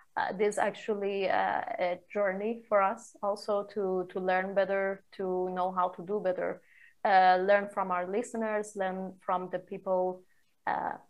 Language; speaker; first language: English; non-native, fluent; Persian